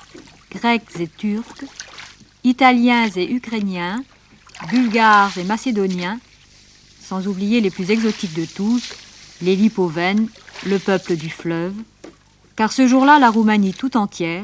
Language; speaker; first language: French; native; French